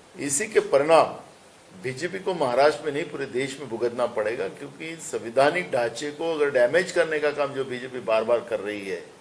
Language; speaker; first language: Hindi; non-native, local second language; Marathi